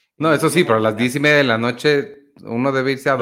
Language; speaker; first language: Spanish; native; Spanish